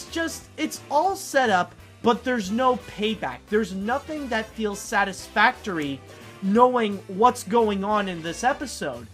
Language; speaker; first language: English; native; English